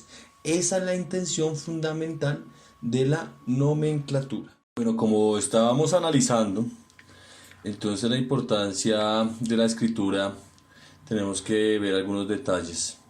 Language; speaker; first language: Spanish; native; Spanish